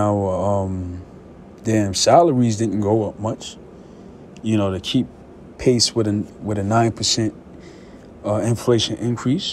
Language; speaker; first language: English; native; English